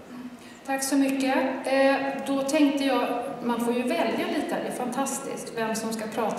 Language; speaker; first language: Swedish; native; Swedish